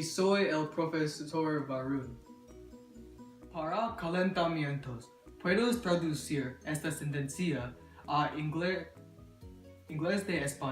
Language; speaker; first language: Spanish; non-native, learner; English